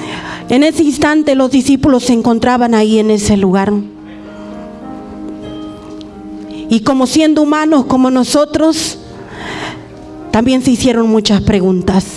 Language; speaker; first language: Spanish; native; Spanish